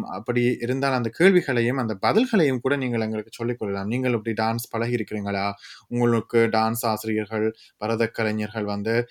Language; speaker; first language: Tamil; early bilingual, heritage; Tamil